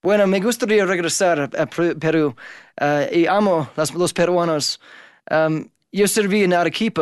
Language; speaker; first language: Spanish; non-native, fluent; English